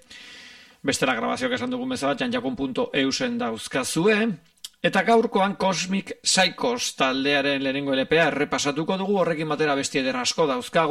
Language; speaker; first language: Basque; native; Basque